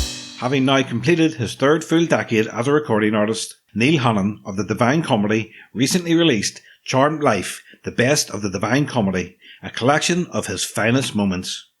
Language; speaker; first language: English; native; English